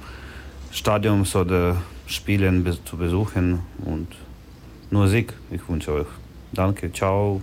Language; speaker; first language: German; non-native, learner; Ukrainian